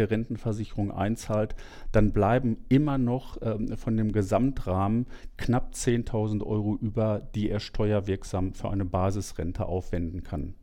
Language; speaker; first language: German; native; German